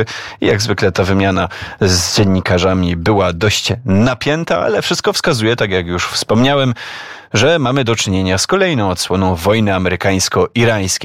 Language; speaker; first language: Polish; native; Polish